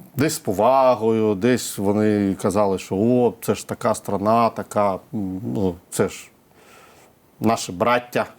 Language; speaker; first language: Ukrainian; non-native, local second language; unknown